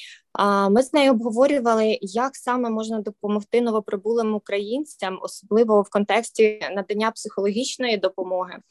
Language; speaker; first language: Ukrainian; native; Ukrainian